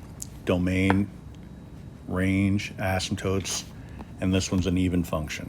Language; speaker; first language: English; native; English